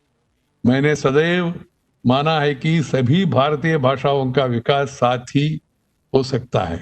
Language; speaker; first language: Hindi; non-native, local second language; Telugu